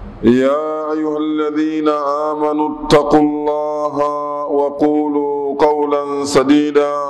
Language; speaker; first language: Arabic; non-native, fluent; Swahili